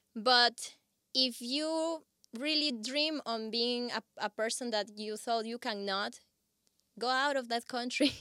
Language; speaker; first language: English; non-native, fluent; Spanish